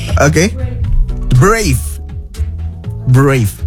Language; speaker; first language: English; non-native, fluent; Indonesian